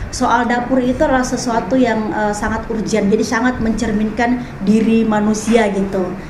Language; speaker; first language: Indonesian; native; Indonesian